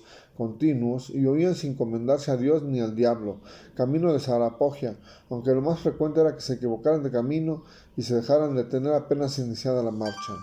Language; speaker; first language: Spanish; native; Spanish